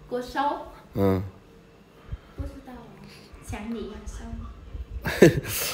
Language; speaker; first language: Chinese; non-native, learner; Vietnamese